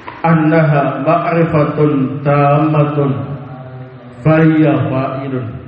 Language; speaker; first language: Arabic; non-native, fluent; Indonesian